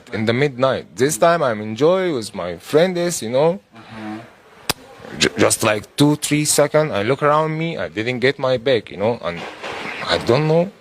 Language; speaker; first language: English; non-native, learner; Arabic